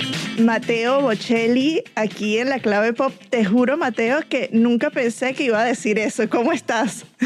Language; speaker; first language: Spanish; native; Spanish